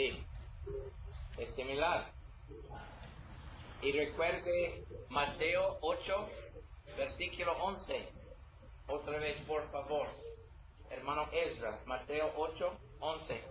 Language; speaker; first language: Spanish; non-native, learner; English